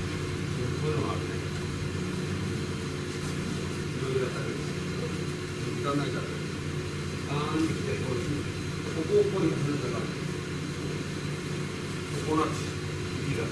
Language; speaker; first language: Japanese; native; Japanese